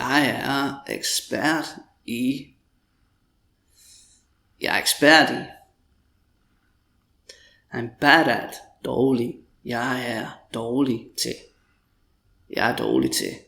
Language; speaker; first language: Danish; non-native, fluent; English